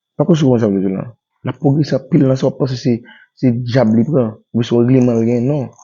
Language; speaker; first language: Haitian Creole; native; Haitian Creole